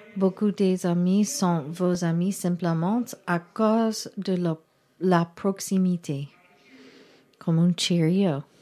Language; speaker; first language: French; non-native, learner; English